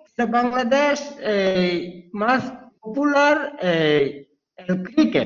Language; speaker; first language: Spanish; non-native, learner; Bangla